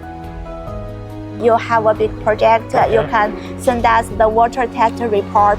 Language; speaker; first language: English; non-native, learner; Chinese